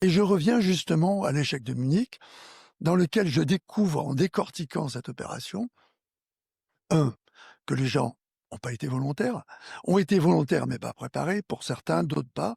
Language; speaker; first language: French; native; French